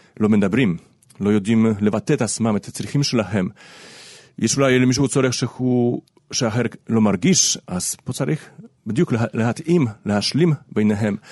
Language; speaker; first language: Hebrew; non-native, fluent; Polish